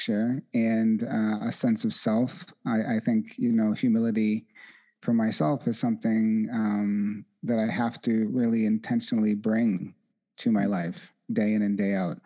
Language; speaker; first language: English; native; English